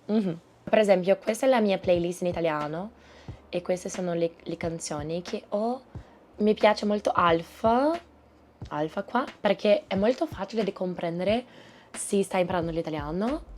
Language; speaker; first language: Italian; non-native, learner; Portuguese